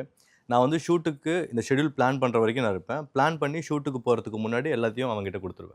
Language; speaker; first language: Tamil; native; Tamil